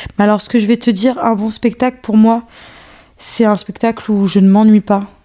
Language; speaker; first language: French; early bilingual, other home language; Arabic